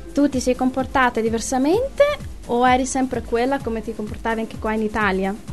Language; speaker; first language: Italian; native; Italian